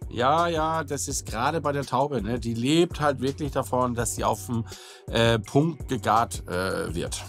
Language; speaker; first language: German; native; German